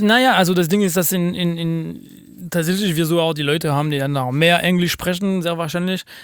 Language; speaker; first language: German; non-native, fluent; French